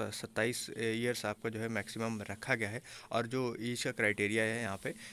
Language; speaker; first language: Hindi; native; Hindi